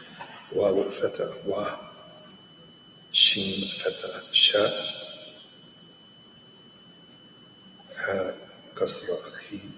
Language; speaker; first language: Arabic; non-native, learner; English